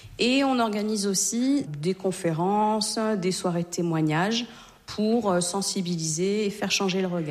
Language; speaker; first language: French; native; French